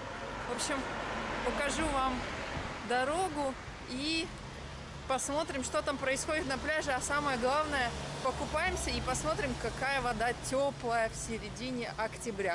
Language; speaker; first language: Russian; native; Russian